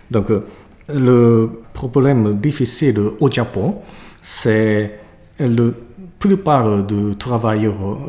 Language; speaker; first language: French; non-native, learner; Japanese